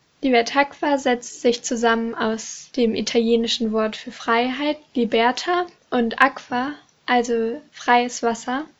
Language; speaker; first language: German; native; German